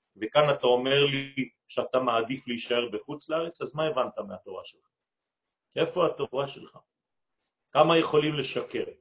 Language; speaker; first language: Hebrew; non-native, fluent; French